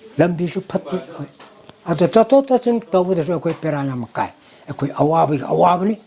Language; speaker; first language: Manipuri; non-native, local second language; Tangkhul Naga (India)